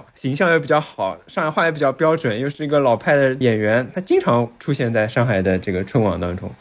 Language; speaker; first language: Chinese; native; Chinese